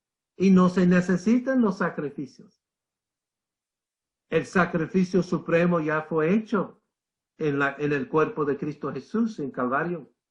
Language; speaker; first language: Spanish; non-native, fluent; English